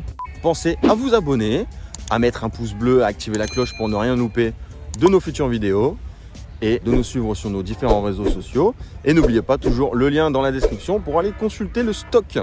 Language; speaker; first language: French; native; French